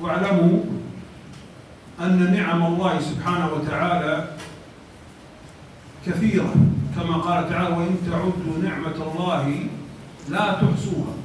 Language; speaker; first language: Arabic; native; Arabic